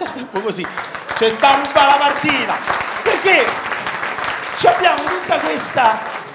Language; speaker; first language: Italian; native; Italian